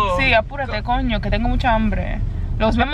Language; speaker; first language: Spanish; early bilingual, heritage; Spanish